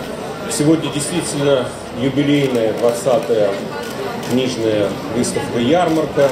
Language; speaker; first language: Russian; native; Russian